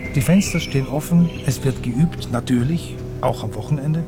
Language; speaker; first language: German; native; German